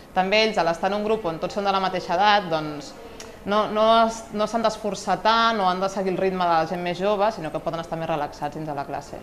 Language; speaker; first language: Catalan; native; Catalan